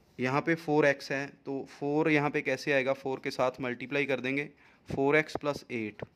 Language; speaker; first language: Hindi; non-native, local second language; Punjabi